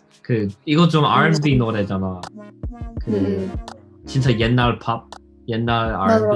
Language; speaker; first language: Korean; non-native, learner; English